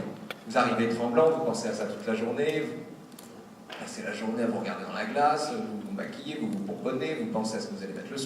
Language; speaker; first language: French; native; French